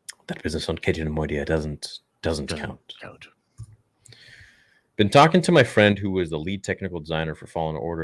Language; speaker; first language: English; native; English